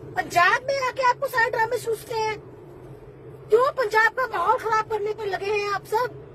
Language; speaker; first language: Hindi; native; Hindi